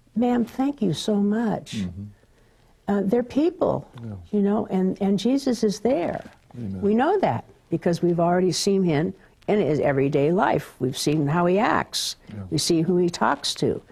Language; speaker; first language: English; native; English